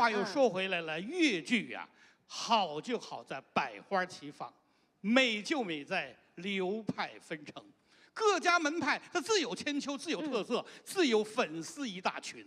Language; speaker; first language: Chinese; native; Chinese